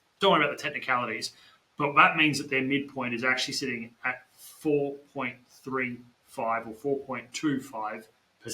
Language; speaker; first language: English; native; English